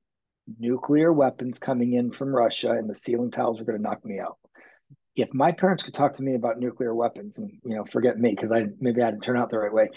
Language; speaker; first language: English; native; English